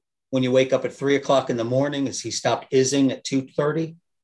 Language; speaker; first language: English; native; English